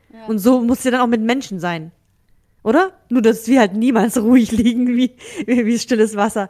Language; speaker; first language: German; early bilingual, other home language; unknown